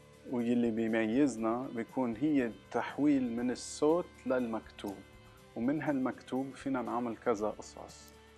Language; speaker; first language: Arabic; early bilingual, heritage; Arabic